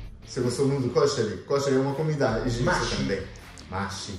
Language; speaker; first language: Portuguese; non-native, fluent; Arabic